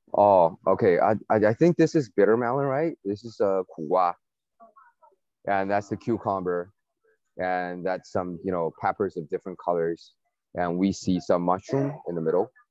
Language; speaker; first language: English; non-native, fluent; Chinese